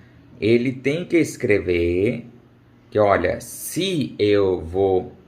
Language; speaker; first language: Portuguese; non-native, learner; Urdu